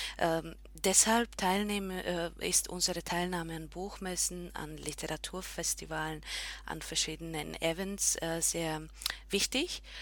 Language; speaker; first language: German; non-native, fluent; Slovak